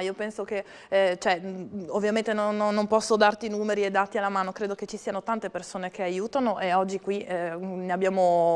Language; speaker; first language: Italian; native; Italian